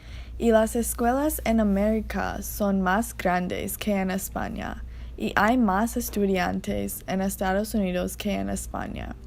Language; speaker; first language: Spanish; non-native, learner; English